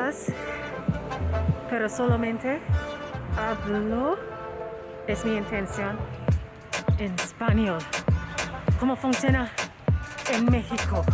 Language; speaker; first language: Spanish; non-native, learner; English